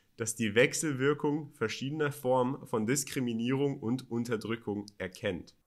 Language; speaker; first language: German; native; German